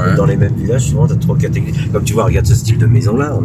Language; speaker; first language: French; native; French